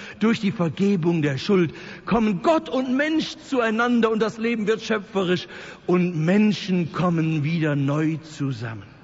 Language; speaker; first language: German; native; German